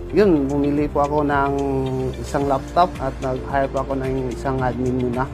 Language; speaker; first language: Filipino; non-native, local second language; Cebuano